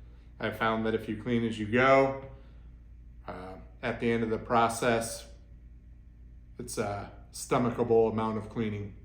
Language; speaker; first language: English; native; English